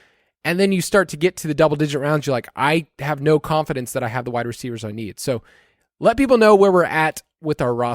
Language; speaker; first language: English; native; English